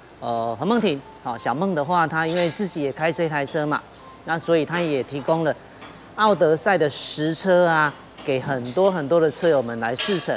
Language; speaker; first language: Chinese; native; Chinese